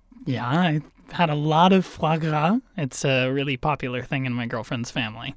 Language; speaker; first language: English; native; English